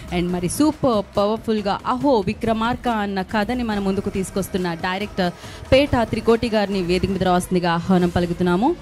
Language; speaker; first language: Telugu; native; Telugu